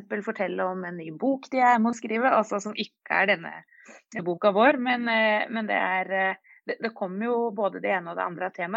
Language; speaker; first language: Norwegian; native; Norwegian